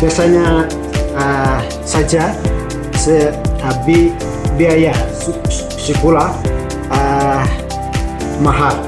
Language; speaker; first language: Indonesian; non-native, learner; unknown